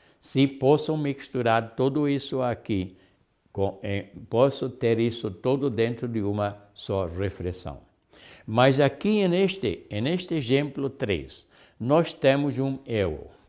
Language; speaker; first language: Portuguese; non-native, fluent; German